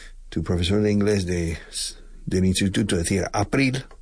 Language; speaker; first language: Spanish; non-native, fluent; English